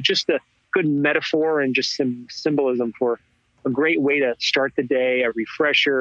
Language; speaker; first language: English; native; English